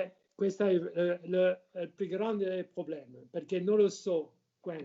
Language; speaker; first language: Italian; non-native, learner; French